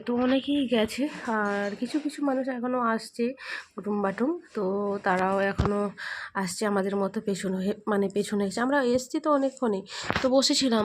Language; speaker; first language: Bangla; non-native, local second language; Santali